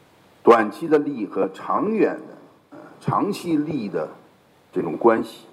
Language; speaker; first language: Chinese; native; Chinese